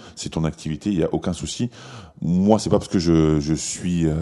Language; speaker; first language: French; native; French